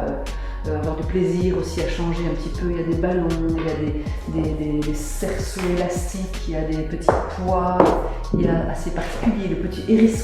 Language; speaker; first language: French; native; French